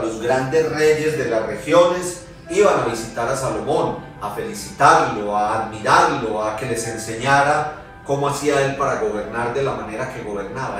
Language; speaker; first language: Spanish; native; Spanish